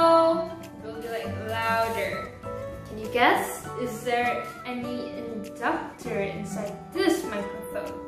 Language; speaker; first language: English; non-native, learner; Indonesian